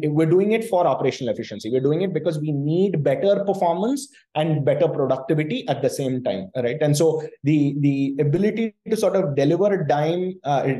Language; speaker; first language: English; non-native, local second language; Tamil